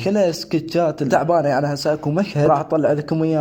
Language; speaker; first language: Arabic; native; Arabic